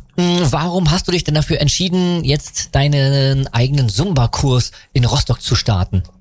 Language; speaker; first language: German; native; German